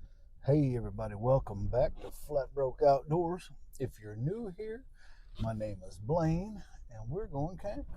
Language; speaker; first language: English; native; English